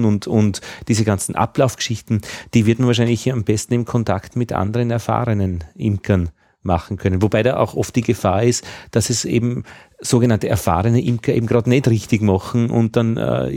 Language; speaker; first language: German; native; German